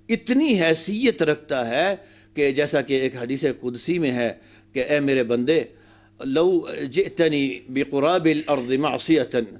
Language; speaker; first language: Urdu; native; Urdu